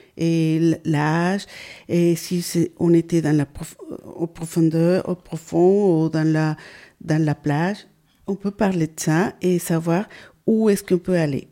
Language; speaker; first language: French; non-native, fluent; Spanish